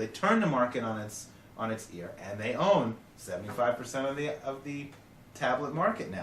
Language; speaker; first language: English; native; English